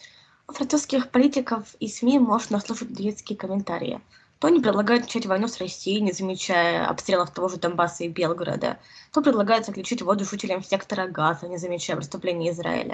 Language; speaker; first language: Russian; native; Russian